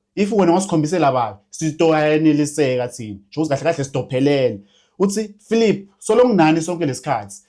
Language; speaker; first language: Zulu; non-native, local second language; Swati